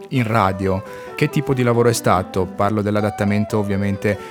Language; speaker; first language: Italian; non-native, local second language; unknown